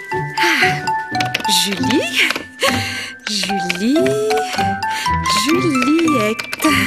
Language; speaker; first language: French; native; French